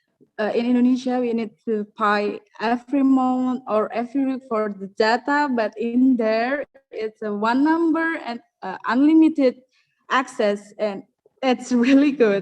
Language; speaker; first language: English; non-native, learner; Indonesian